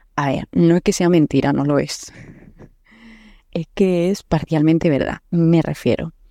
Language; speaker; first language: Spanish; native; Spanish